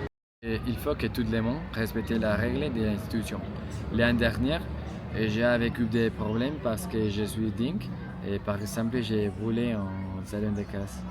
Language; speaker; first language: French; non-native, learner; Spanish